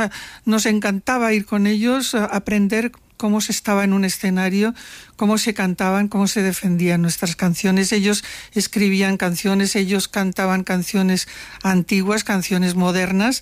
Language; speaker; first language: Spanish; non-native, local second language; Catalan